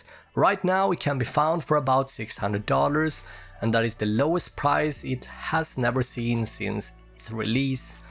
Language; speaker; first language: English; native; English